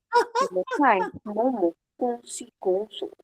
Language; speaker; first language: Chinese; non-native, learner; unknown